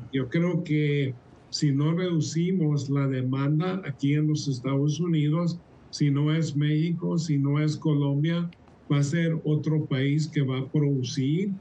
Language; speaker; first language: Spanish; early bilingual, heritage; Spanish